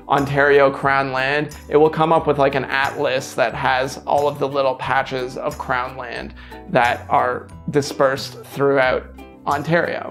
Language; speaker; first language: English; native; English